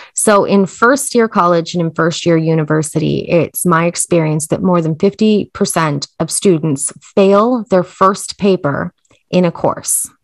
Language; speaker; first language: English; native; English